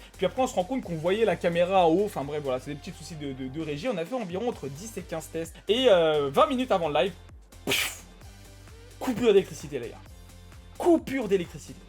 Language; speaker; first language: French; native; French